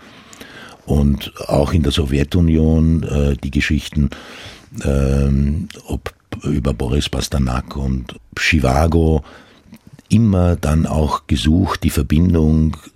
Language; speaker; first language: German; non-native, local second language; Croatian